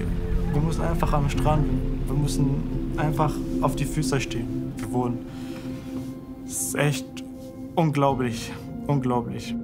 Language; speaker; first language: German; non-native, fluent; Arabic